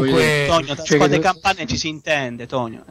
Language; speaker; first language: Italian; native; Italian